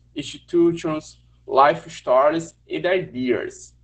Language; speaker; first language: English; non-native, learner; Portuguese